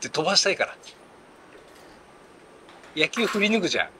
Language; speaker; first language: Japanese; native; Japanese